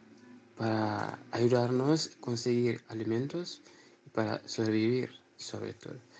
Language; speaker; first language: Spanish; non-native, learner; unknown